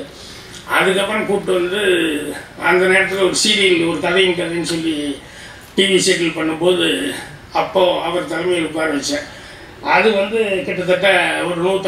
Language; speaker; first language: Tamil; native; Tamil